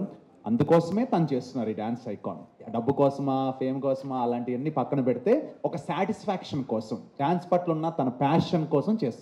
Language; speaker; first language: Telugu; native; Telugu